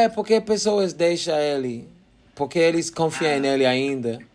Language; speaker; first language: Portuguese; non-native, learner; English